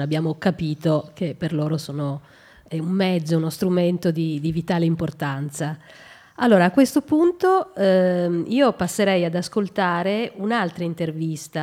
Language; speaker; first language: Italian; native; Italian